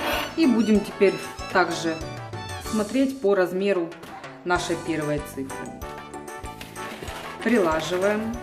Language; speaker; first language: Russian; native; Russian